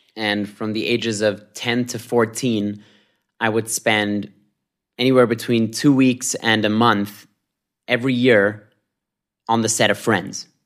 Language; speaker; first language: English; early bilingual, other home language; Hebrew